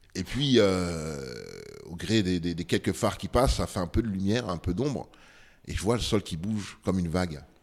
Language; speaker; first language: French; early bilingual, other home language; Bambara